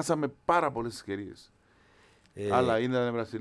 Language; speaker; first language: Greek; non-native, fluent; Spanish